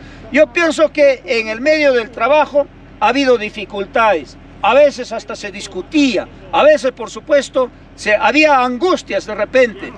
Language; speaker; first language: Spanish; native; Spanish